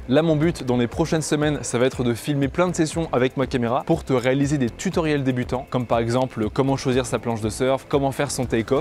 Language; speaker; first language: French; native; French